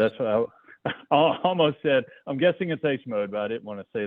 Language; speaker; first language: English; native; English